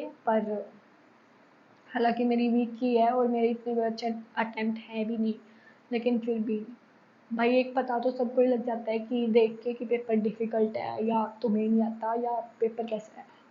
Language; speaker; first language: Hindi; native; Hindi